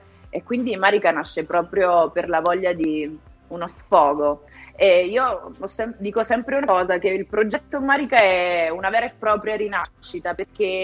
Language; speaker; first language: Italian; native; Italian